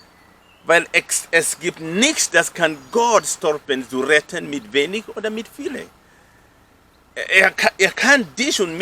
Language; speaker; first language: German; non-native, fluent; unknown